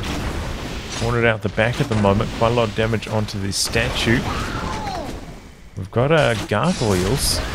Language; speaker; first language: English; native; English